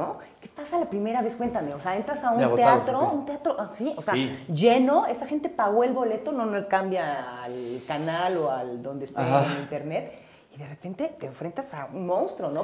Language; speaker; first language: Spanish; native; Spanish